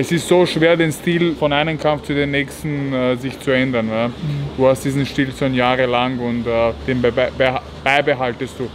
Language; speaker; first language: German; early bilingual, other home language; Serbian